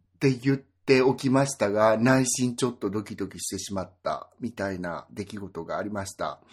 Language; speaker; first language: Japanese; native; Japanese